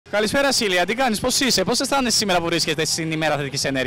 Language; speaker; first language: Greek; native; Greek